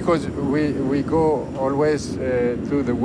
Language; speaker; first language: English; non-native, learner; French